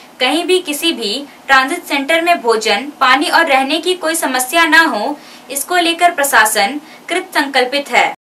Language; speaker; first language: Hindi; native; Hindi